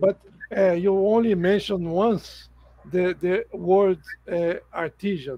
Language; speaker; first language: English; non-native, fluent; Portuguese